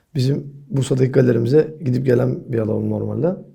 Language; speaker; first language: Turkish; native; Turkish